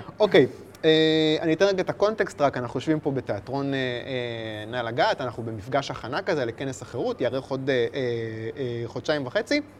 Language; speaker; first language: Hebrew; native; Hebrew